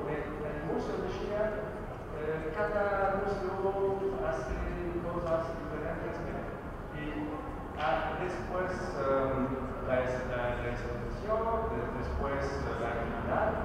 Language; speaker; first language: Spanish; non-native, learner; French